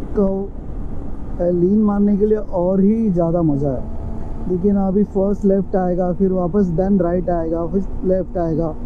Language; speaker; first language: Hindi; non-native, local second language; Marathi